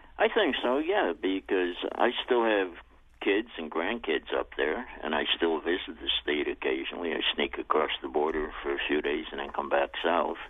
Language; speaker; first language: English; native; English